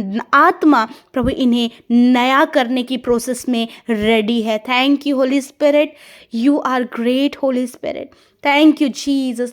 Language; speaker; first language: Hindi; native; Hindi